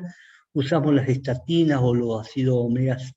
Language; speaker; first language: Spanish; native; Spanish